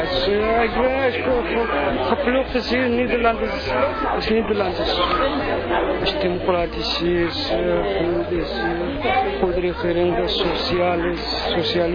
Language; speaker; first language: Dutch; non-native, learner; Kurdish